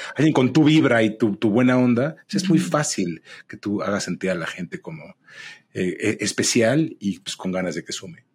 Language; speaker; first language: Spanish; native; Spanish